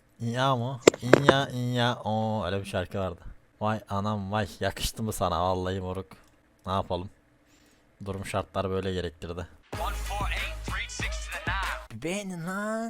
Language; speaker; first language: Turkish; native; Turkish